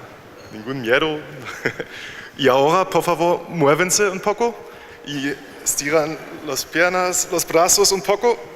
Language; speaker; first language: Spanish; non-native, fluent; German